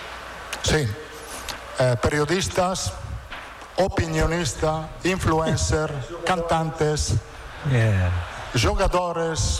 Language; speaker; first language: Portuguese; non-native, fluent; Italian